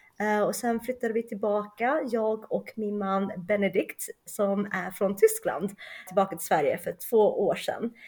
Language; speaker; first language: Swedish; early bilingual, other home language; Chinese